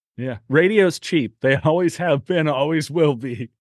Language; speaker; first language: English; native; English